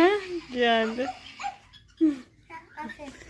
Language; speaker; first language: Turkish; native; Turkish